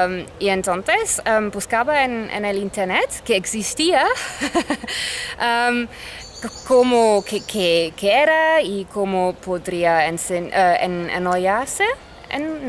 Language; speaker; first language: Spanish; non-native, fluent; German